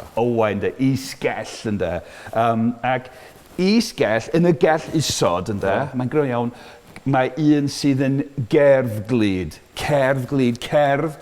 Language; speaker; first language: Welsh; native; Welsh